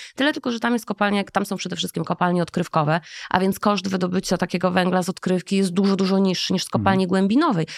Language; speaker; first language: Polish; native; Polish